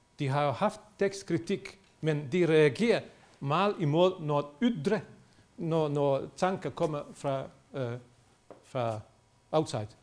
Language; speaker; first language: Danish; non-native, fluent; Bosnian